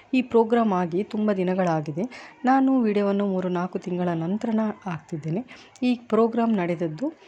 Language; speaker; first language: Kannada; non-native, local second language; Tulu